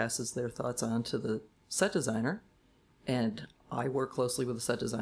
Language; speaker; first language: English; native; English